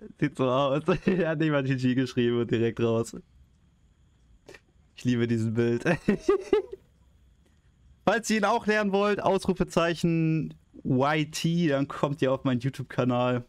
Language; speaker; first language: German; native; German